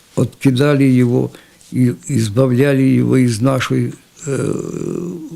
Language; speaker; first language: Russian; non-native, local second language; Ukrainian